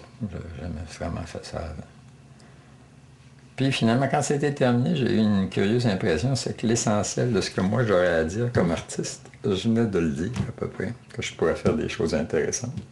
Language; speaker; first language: French; native; French